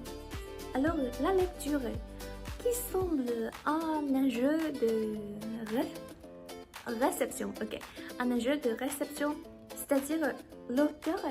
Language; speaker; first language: French; non-native, learner; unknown